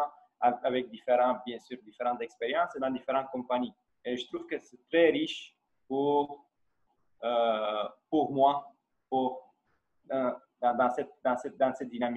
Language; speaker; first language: French; non-native, fluent; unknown